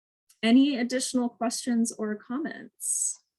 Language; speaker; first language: English; native; English